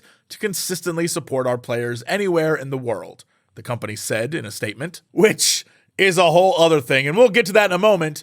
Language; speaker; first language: English; native; English